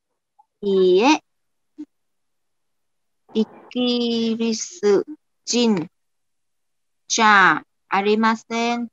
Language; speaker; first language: Japanese; non-native, learner; Vietnamese